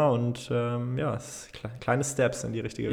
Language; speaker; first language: German; native; German